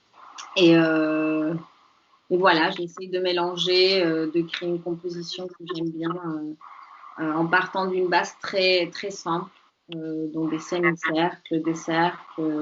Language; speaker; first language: French; non-native, fluent; Spanish